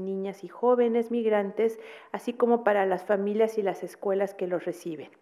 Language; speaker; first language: Spanish; native; Spanish